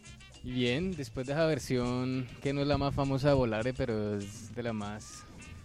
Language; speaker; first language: Spanish; native; Spanish